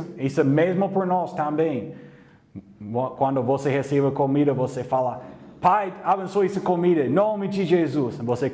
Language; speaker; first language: Portuguese; non-native, learner; English